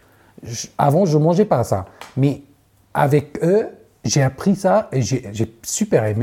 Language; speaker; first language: French; non-native, learner; Arabic